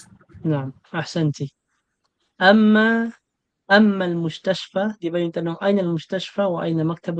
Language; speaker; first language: Arabic; non-native, fluent; Filipino